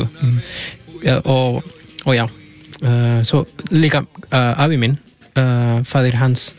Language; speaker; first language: Icelandic; non-native, fluent; Spanish